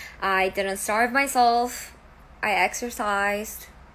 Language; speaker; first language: English; early bilingual, other home language; Korean